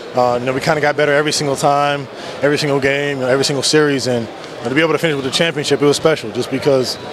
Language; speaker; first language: English; native; English